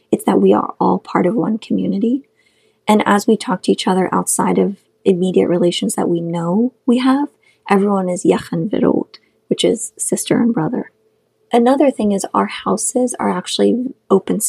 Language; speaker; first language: English; non-native, fluent; Shughni